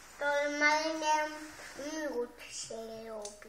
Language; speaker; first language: Polish; native; Polish